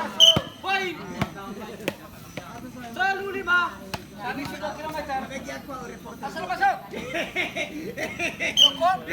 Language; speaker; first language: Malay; non-native, local second language; Nias